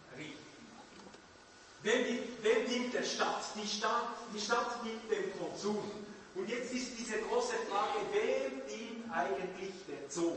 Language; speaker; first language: German; non-native, local second language; French